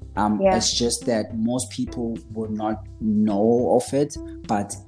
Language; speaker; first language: English; non-native, local second language; Zulu